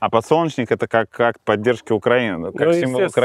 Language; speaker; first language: Russian; native; Russian